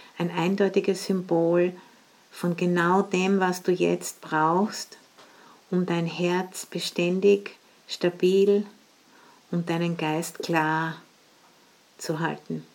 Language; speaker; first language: German; native; German